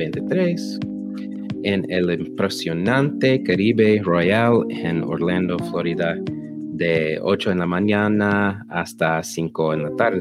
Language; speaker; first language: Spanish; non-native, learner; English